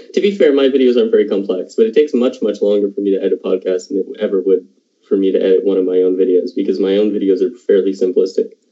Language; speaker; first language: English; native; English